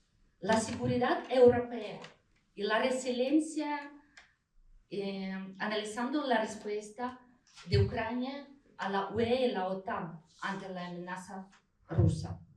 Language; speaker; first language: Spanish; non-native, fluent; Ukrainian